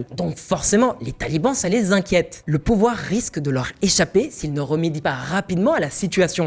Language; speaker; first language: French; native; French